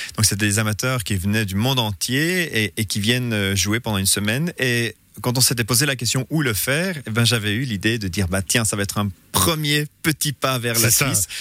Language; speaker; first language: French; native; French